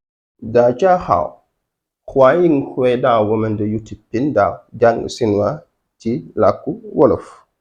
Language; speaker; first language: Chinese; non-native, fluent; Wolof